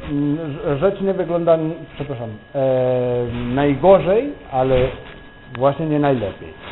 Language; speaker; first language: Polish; non-native, fluent; Catalan